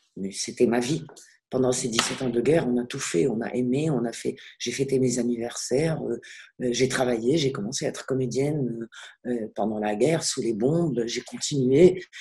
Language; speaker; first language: French; non-native, local second language; Arabic